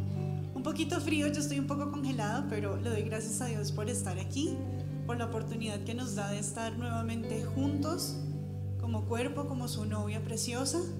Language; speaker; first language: Spanish; native; Spanish